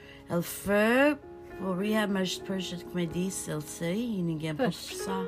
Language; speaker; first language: Portuguese; early bilingual, heritage; Portuguese